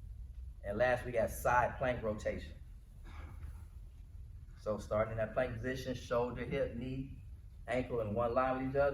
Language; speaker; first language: English; native; English